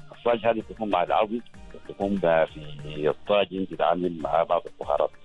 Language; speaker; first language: Arabic; native; Arabic